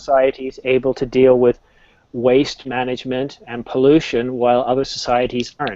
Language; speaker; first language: English; native; English